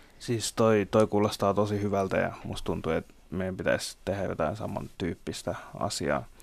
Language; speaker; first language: Finnish; early bilingual, other home language; Bangla